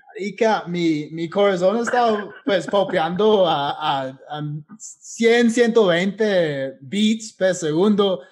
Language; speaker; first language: Spanish; non-native, fluent; English